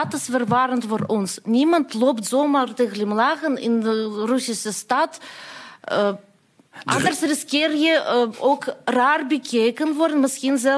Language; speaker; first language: Dutch; non-native, fluent; Russian